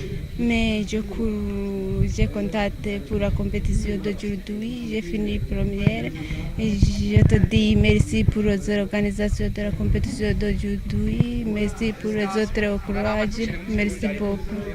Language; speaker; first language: French; non-native, local second language; Rundi